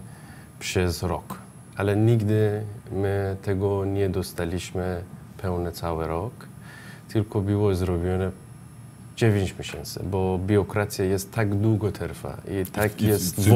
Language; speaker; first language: Polish; non-native, learner; Persian